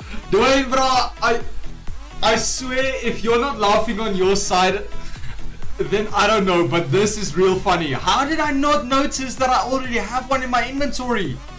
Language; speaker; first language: English; non-native, local second language; Afrikaans